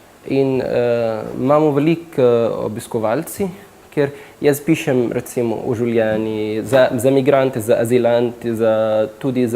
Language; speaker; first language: Slovenian; non-native, fluent; Arabic